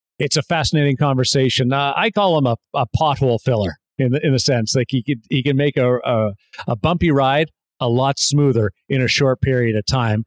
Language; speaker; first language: English; native; English